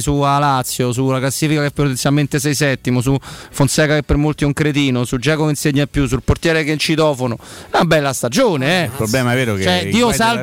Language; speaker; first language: Italian; native; Italian